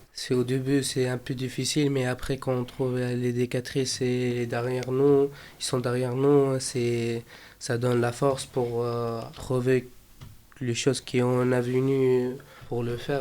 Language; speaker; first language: French; non-native, fluent; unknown